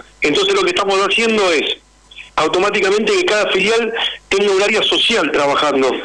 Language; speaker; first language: Spanish; native; Spanish